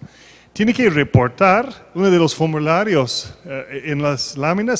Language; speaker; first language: Spanish; non-native, fluent; English